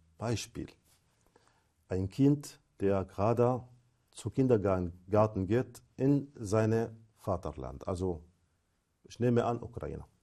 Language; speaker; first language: German; non-native, fluent; Arabic